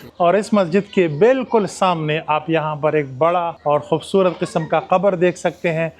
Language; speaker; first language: Urdu; non-native, local second language; Pashto